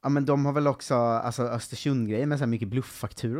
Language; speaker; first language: Swedish; native; Swedish